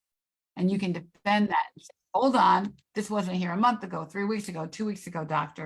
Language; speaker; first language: English; native; English